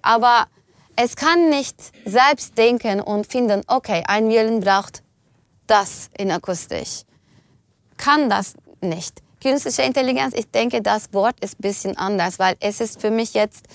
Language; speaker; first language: German; non-native, fluent; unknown